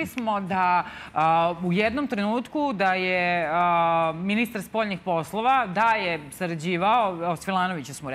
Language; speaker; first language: Serbian; native; Serbian